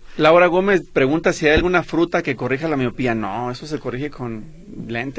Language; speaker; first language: Spanish; native; Spanish